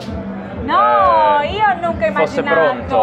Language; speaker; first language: Italian; non-native, learner; Portuguese